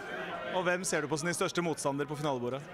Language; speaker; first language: Norwegian; native; Norwegian